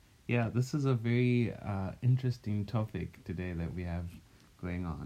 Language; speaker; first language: English; non-native, local second language; North Ndebele